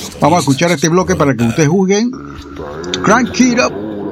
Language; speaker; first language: Spanish; native; Spanish